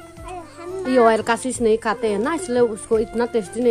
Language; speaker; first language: Hindi; non-native, local second language; Chakma